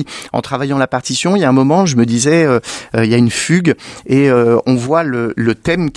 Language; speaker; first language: French; native; French